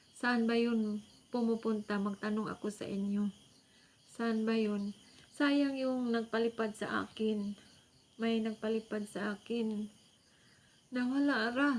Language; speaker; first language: Filipino; non-native, local second language; Cebuano